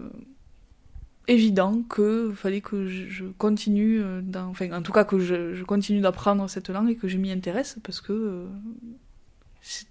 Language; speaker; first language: French; native; French